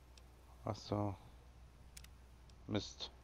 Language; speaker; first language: German; native; German